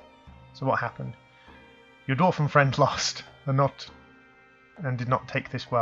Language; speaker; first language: English; native; English